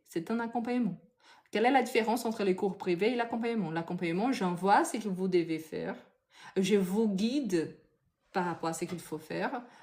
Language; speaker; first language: French; non-native, fluent; Portuguese